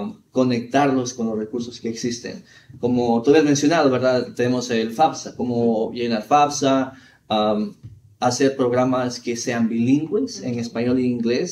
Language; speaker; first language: Spanish; early bilingual, heritage; Spanish